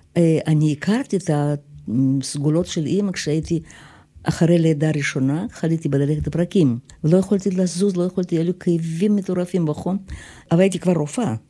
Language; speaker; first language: Hebrew; non-native, fluent; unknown